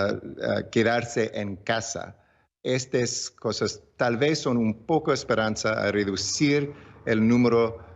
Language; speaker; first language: Spanish; early bilingual, heritage; English